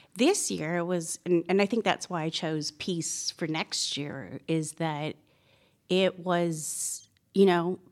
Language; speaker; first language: English; native; English